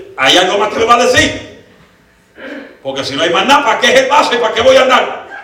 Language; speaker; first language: Spanish; early bilingual, heritage; Spanish